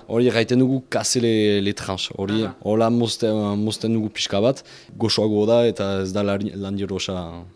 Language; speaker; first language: Basque; native; Basque